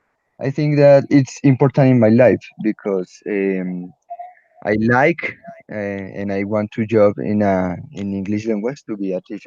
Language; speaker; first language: English; non-native, learner; Spanish